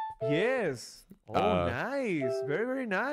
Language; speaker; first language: English; non-native, learner; Spanish